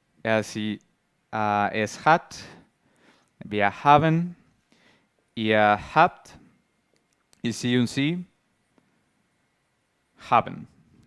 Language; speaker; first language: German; non-native, fluent; Spanish